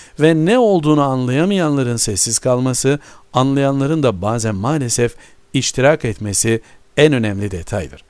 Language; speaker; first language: Turkish; native; Turkish